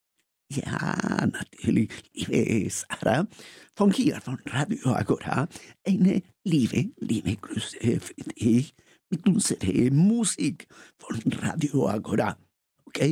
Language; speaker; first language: German; non-native, learner; Spanish